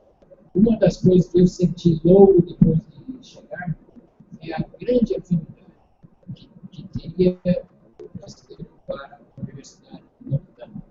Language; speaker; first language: Portuguese; non-native, fluent; English